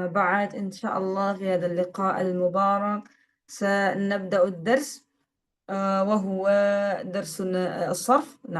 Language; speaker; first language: Arabic; non-native, fluent; Indonesian